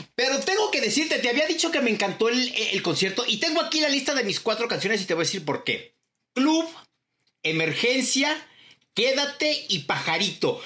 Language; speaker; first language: Spanish; native; Spanish